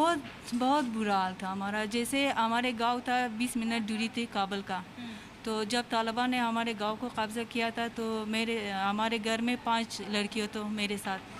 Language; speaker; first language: Hindi; non-native, fluent; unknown